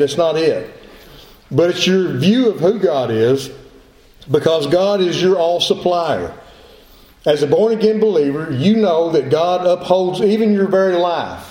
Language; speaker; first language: English; native; English